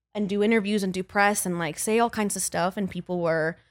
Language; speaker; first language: English; early bilingual, other home language; Spanish